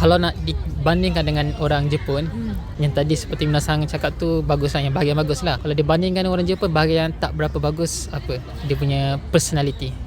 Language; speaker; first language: Malay; native; Malay